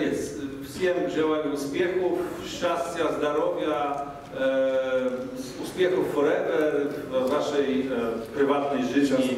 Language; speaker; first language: Russian; non-native, learner; Polish